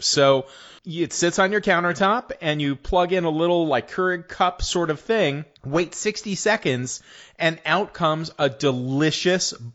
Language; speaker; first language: English; native; English